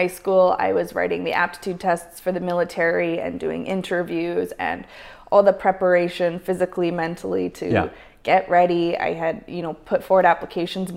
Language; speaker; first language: English; native; English